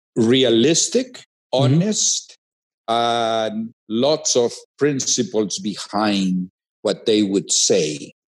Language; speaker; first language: English; non-native, fluent; Spanish